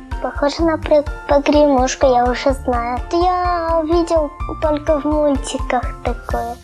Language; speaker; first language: Russian; native; Russian